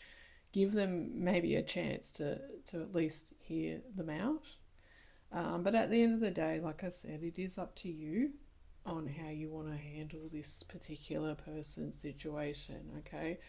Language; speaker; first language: English; native; English